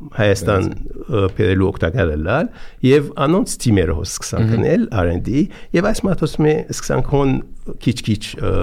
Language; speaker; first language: Armenian; early bilingual, heritage; Armenian